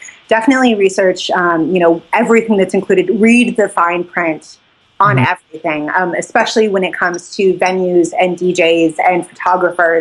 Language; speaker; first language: English; native; English